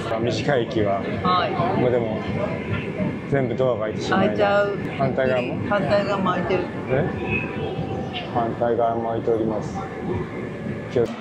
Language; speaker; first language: Japanese; native; Japanese